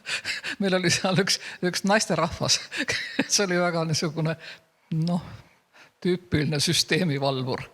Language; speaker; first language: Estonian; native; Estonian